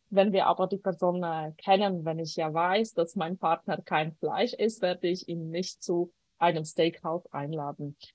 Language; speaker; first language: German; non-native, fluent; Polish